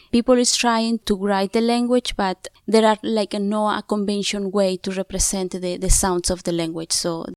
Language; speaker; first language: English; non-native, fluent; Zapotec